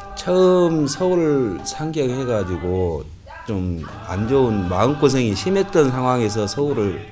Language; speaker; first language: Korean; native; Korean